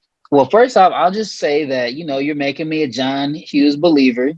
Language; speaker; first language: English; native; English